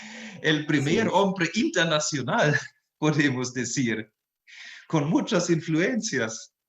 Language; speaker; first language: Spanish; non-native, fluent; German